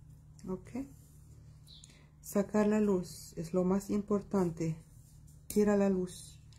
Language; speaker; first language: Spanish; non-native, fluent; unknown